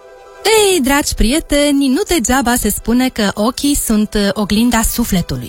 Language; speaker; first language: Romanian; native; Romanian